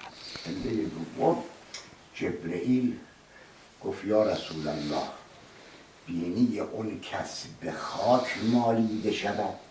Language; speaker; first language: Persian; native; Persian